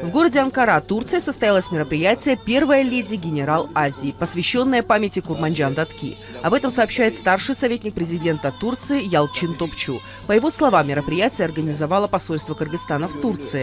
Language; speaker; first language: Russian; native; Russian